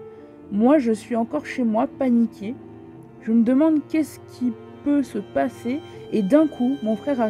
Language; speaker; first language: French; native; French